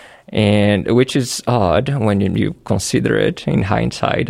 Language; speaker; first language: English; non-native, fluent; Portuguese